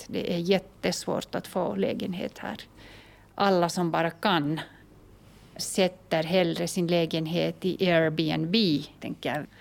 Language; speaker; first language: Swedish; non-native, fluent; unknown